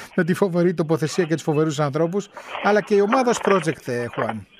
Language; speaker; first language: Greek; native; Greek